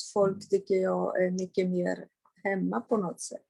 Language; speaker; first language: Swedish; non-native, fluent; Polish